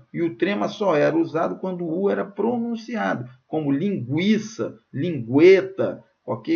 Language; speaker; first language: Portuguese; native; Portuguese